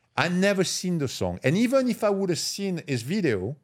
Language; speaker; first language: English; non-native, fluent; French